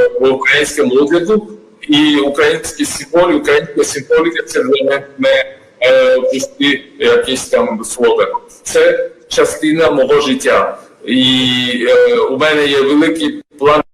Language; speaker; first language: Ukrainian; non-native, learner; Georgian